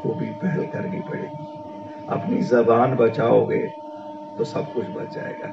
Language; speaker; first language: Hindi; non-native, local second language; Kashmiri